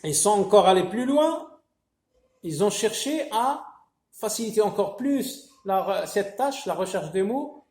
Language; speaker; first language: French; non-native, local second language; Arabic